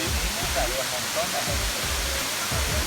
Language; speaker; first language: Spanish; non-native, fluent; English